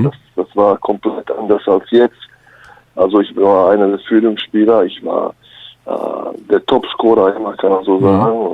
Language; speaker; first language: German; early bilingual, other home language; Bosnian